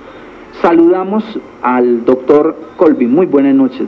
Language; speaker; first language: Spanish; native; Spanish